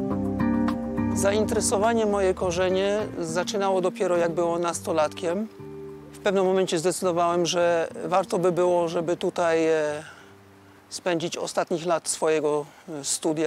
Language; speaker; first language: Polish; early bilingual, heritage; Dutch